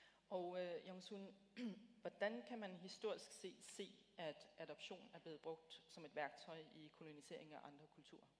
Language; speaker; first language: Danish; native; Danish